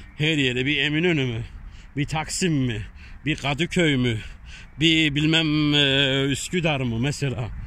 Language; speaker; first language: Turkish; early bilingual, heritage; Turkish